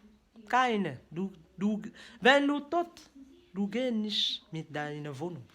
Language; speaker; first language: German; non-native, learner; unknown